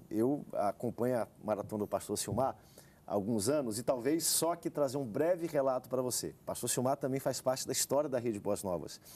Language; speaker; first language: Portuguese; native; Portuguese